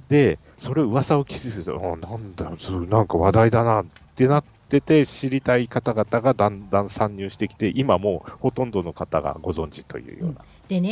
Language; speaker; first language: Japanese; native; Japanese